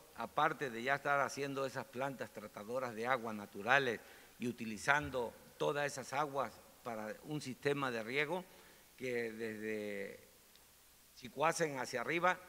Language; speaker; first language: Spanish; native; Spanish